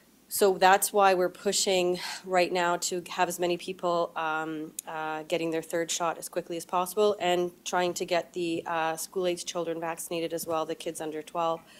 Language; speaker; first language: English; native; English